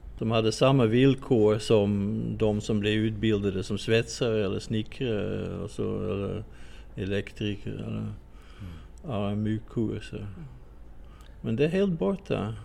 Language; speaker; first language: Swedish; non-native, fluent; Dutch